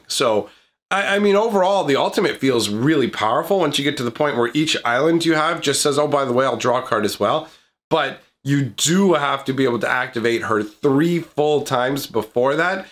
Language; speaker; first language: English; native; English